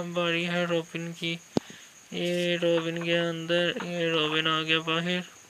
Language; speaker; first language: Urdu; non-native, local second language; Punjabi